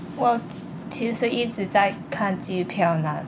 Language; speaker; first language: Chinese; non-native, fluent; Cantonese